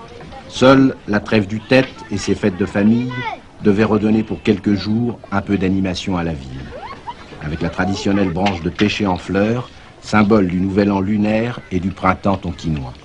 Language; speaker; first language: French; native; French